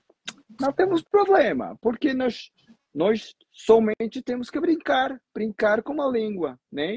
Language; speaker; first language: Portuguese; non-native, fluent; Spanish